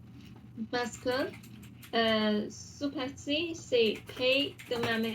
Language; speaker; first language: French; non-native, learner; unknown